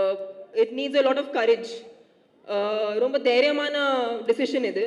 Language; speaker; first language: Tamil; non-native, fluent; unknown